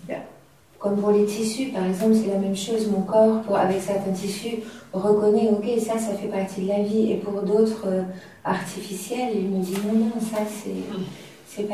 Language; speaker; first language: French; native; French